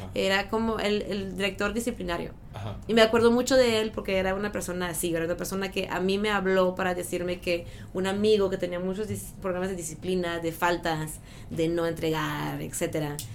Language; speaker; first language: Spanish; non-native, fluent; French